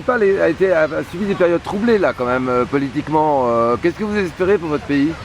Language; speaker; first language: French; native; French